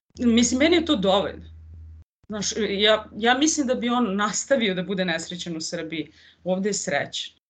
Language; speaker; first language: Serbian; native; Serbian